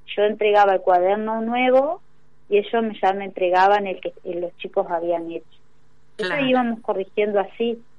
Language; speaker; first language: Spanish; native; Spanish